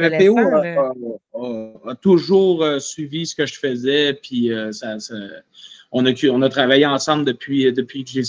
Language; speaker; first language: French; native; French